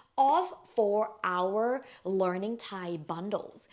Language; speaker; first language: English; non-native, fluent; Thai